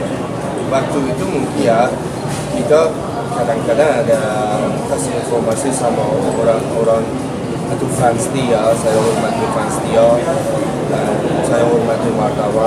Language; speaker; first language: Indonesian; non-native, learner; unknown